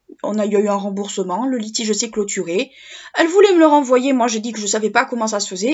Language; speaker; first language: French; native; French